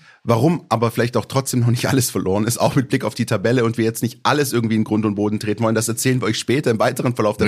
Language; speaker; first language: German; native; German